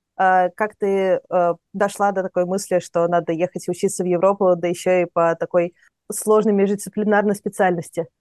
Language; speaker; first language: Russian; native; Russian